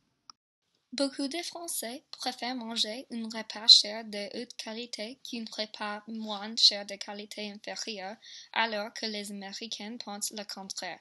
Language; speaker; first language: French; non-native, learner; English